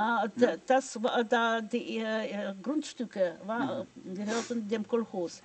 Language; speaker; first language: German; non-native, fluent; Russian